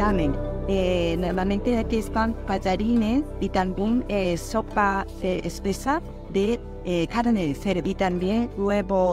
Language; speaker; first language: Spanish; non-native, learner; Japanese